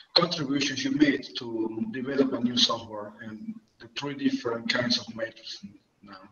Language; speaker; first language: English; non-native, fluent; Spanish